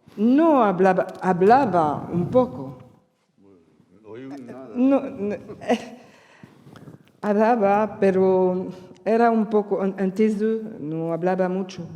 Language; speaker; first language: Spanish; early bilingual, heritage; Spanish